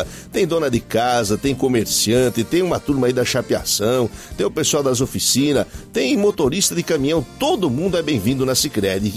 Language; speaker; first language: Portuguese; native; Portuguese